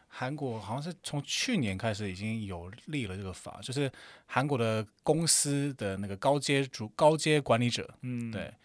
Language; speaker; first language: Chinese; non-native, fluent; Korean